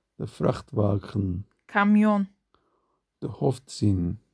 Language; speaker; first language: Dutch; non-native, learner; Turkish